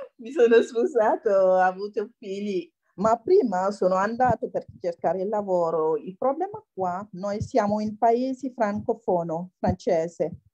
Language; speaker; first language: Italian; non-native, learner; Wolof